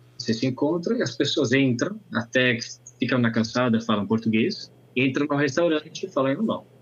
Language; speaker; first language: Portuguese; non-native, fluent; Italian